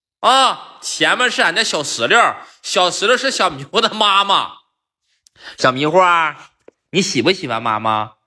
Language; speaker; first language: Chinese; native; Chinese